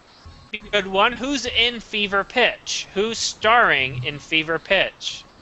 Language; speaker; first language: English; native; English